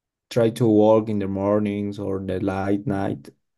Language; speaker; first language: English; non-native, learner; Spanish